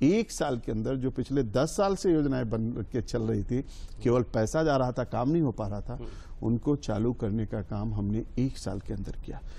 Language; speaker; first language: Hindi; native; Hindi